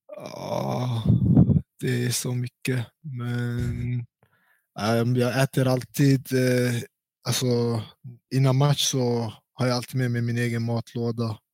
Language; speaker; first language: Swedish; early bilingual, other home language; Central Kurdish